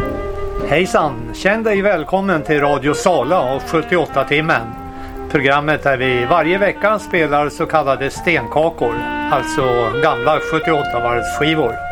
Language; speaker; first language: Swedish; native; Swedish